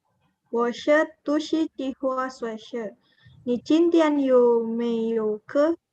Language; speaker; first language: Chinese; non-native, learner; Indonesian